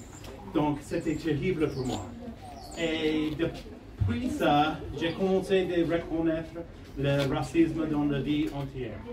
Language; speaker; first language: French; non-native, fluent; English